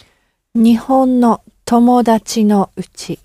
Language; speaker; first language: Japanese; non-native, learner; English